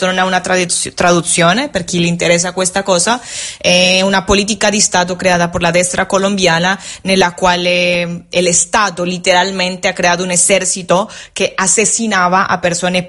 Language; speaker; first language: Italian; non-native, fluent; Spanish